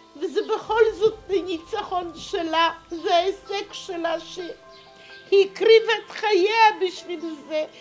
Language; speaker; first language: Hebrew; non-native, fluent; Polish